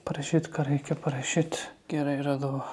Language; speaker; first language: Lithuanian; non-native, learner; Turkish